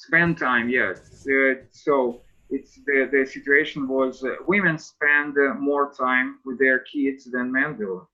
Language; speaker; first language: English; non-native, fluent; Russian